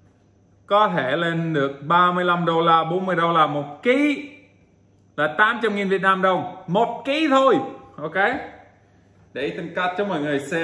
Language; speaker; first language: Vietnamese; non-native, fluent; English